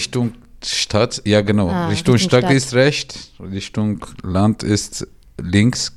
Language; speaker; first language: German; non-native, learner; Turkish